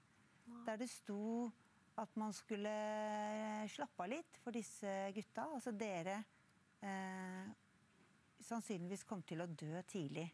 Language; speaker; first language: Norwegian; native; Norwegian